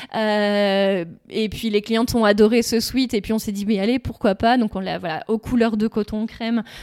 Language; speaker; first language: French; native; French